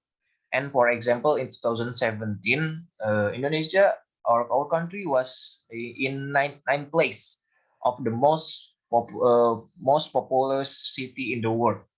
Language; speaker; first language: English; non-native, learner; Indonesian